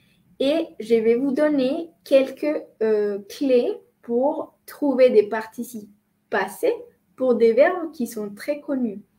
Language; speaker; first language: French; non-native, fluent; Spanish